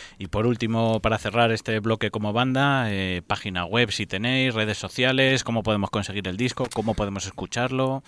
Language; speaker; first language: Spanish; native; Spanish